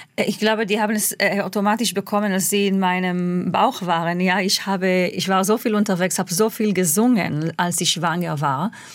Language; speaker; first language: German; non-native, fluent; Hebrew